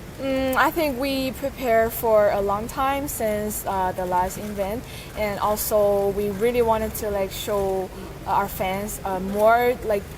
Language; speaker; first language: English; non-native, fluent; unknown